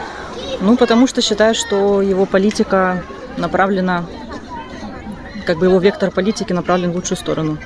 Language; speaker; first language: Russian; native; Russian